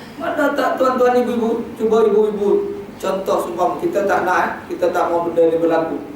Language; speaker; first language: Malay; native; Malay